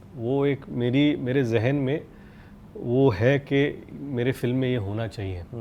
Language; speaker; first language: Hindi; non-native, local second language; Marathi